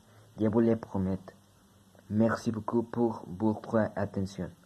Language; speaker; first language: French; non-native, learner; Spanish